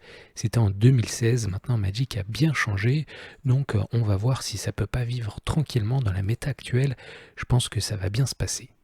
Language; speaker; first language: French; native; French